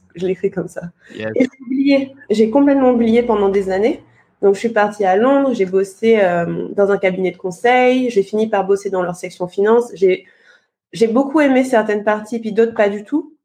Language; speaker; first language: French; native; French